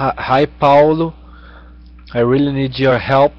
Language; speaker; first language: English; non-native, learner; Portuguese